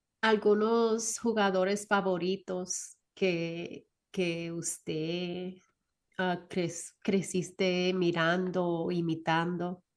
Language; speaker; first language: Spanish; early bilingual, heritage; Spanish